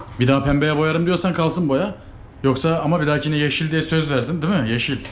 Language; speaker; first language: Turkish; native; Turkish